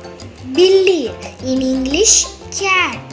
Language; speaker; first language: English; non-native, local second language; Hindi